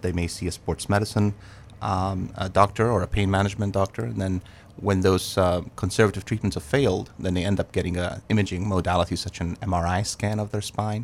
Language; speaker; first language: English; native; English